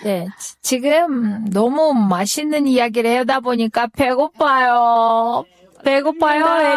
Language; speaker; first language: Korean; non-native, fluent; Kyrgyz